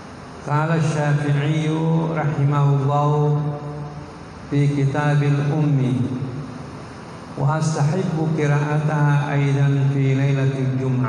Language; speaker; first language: Arabic; non-native, fluent; Indonesian